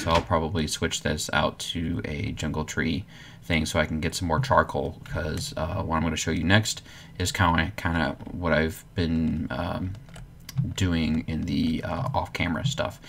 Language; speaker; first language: English; native; English